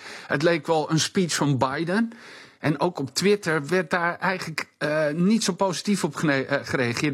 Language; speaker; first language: Dutch; native; Dutch